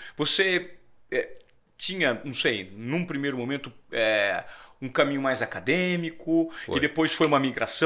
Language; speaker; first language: Portuguese; native; Portuguese